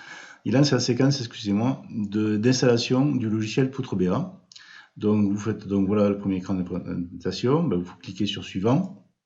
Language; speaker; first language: French; native; French